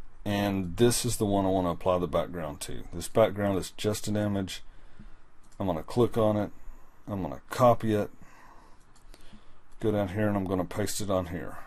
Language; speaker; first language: English; native; English